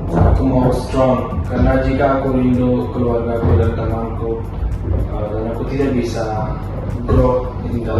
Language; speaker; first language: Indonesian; non-native, learner; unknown